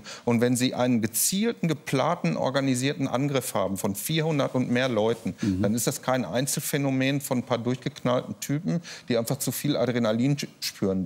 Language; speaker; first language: German; native; German